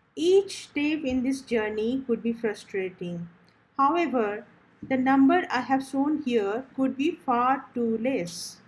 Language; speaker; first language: English; non-native, local second language; Odia